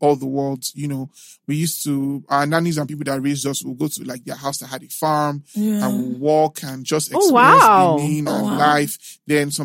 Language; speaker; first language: English; non-native, local second language; Yoruba